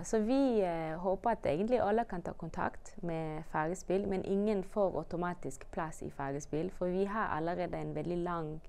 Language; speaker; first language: Norwegian; early bilingual, other home language; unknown